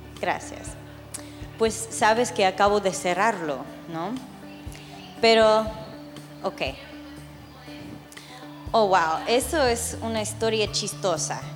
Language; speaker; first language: Spanish; early bilingual, heritage; English